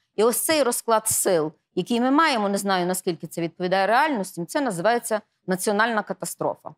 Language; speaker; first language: Ukrainian; native; Ukrainian